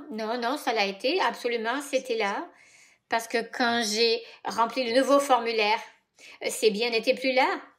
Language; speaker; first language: French; native; French